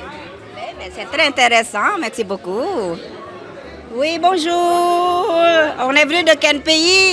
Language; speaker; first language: French; non-native, fluent; Lao